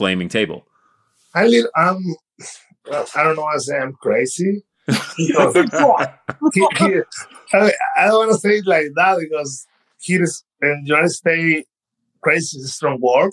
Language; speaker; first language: English; non-native, learner; Spanish